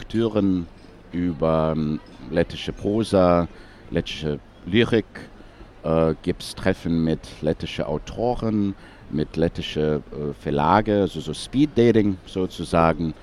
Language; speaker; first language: German; non-native, fluent; English